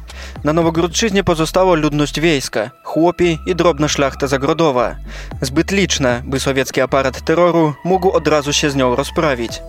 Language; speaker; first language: Polish; native; Polish